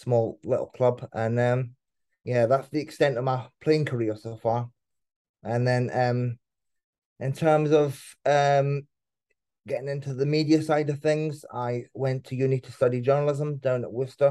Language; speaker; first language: English; native; English